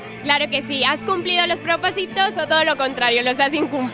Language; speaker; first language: Spanish; native; Spanish